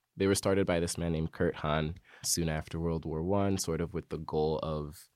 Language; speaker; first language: English; native; English